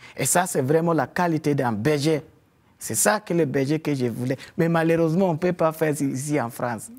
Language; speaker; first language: French; non-native, fluent; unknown